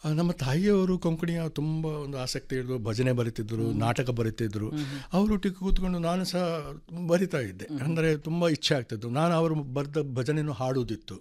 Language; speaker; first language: Kannada; non-native, local second language; Konkani